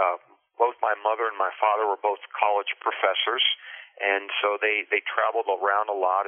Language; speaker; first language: English; early bilingual, other home language; Spanish